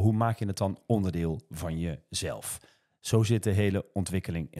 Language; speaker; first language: Dutch; native; Dutch